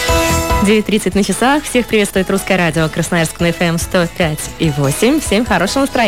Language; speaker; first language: Russian; native; Russian